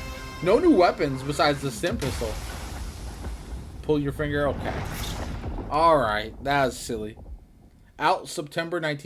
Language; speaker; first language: English; native; English